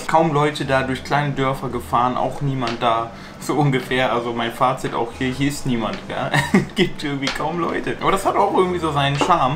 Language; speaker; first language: German; native; German